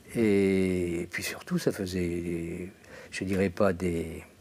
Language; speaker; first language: French; native; French